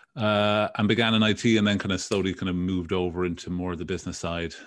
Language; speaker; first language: English; native; English